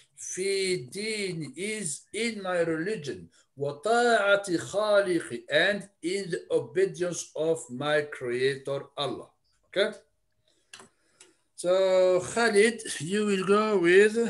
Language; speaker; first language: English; non-native, fluent; Arabic